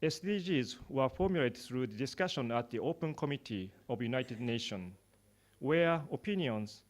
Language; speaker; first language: English; non-native, fluent; Japanese